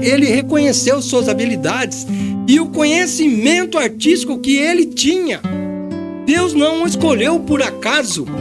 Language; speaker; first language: Portuguese; native; Portuguese